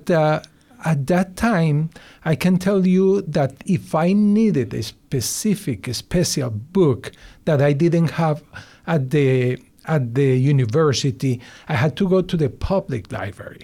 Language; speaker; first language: English; non-native, learner; Spanish